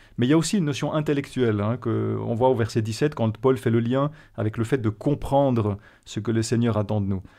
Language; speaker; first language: French; native; French